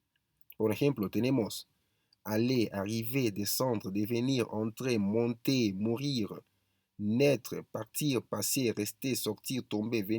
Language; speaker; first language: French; non-native, fluent; Spanish